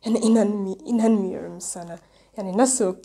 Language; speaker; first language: Turkish; non-native, learner; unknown